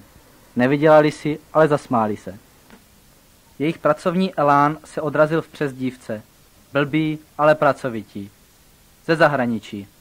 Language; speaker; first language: Czech; native; Czech